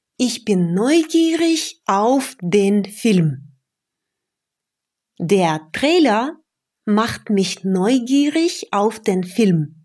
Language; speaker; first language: German; non-native, fluent; Russian